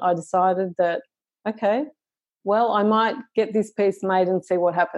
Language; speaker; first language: English; native; English